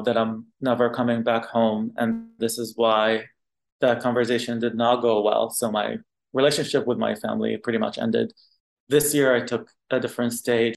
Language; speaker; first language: English; non-native, fluent; Arabic